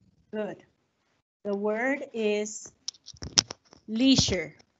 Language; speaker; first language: English; non-native, fluent; Spanish